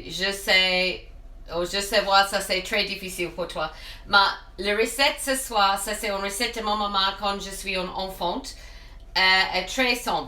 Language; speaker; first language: French; non-native, learner; English